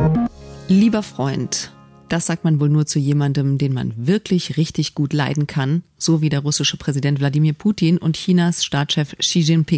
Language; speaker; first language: German; native; German